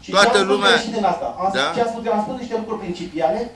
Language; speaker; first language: Romanian; native; Romanian